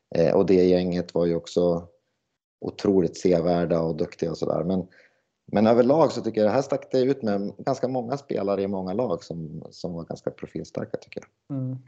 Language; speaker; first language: Swedish; native; Swedish